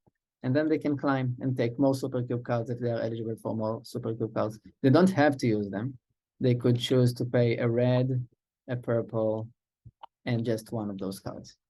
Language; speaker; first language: English; non-native, fluent; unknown